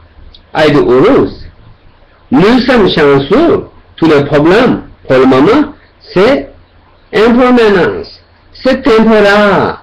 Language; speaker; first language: French; non-native, learner; Tibetan